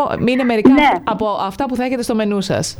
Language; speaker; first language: Greek; native; Greek